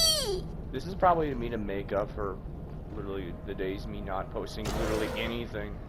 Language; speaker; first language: English; native; English